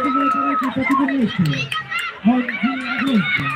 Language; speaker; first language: Portuguese; non-native, local second language; Tetum